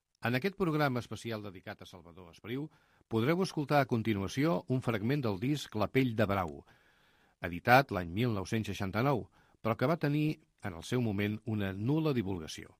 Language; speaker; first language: Catalan; native; Catalan